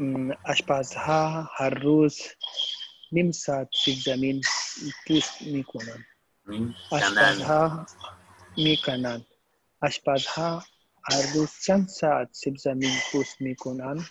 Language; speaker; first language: Persian; non-native, learner; Urdu